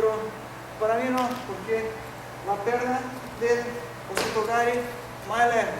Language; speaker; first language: Spanish; non-native, learner; Portuguese